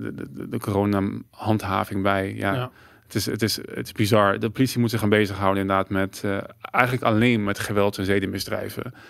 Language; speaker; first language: Dutch; early bilingual, other home language; English